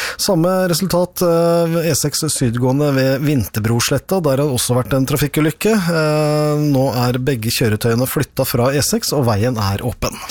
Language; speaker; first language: Norwegian; native; Norwegian